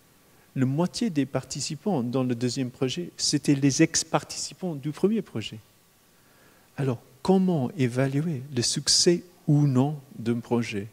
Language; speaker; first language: French; non-native, fluent; English